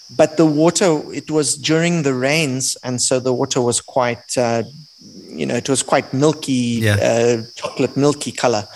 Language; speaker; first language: English; native; English